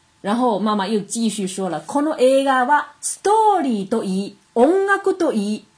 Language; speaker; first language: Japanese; non-native, fluent; Chinese